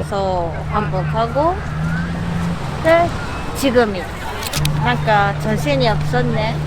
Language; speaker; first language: Korean; non-native, fluent; Japanese